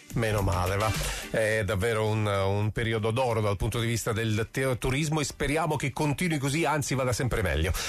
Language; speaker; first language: Italian; native; Italian